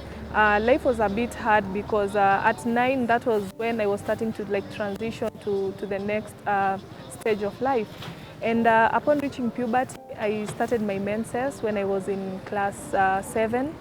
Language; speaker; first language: English; non-native, local second language; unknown